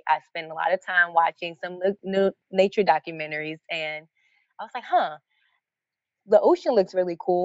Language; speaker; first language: English; native; English